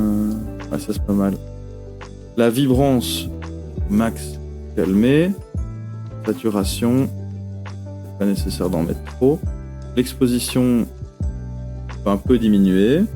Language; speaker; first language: French; native; French